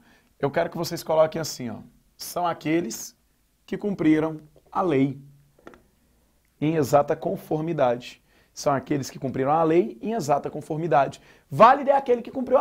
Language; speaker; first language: Portuguese; native; Portuguese